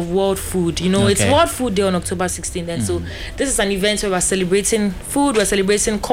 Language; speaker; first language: English; non-native, local second language; Akan